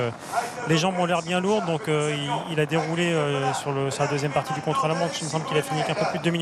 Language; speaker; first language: French; native; French